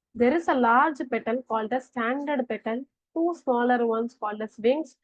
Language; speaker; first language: English; non-native, local second language; Tamil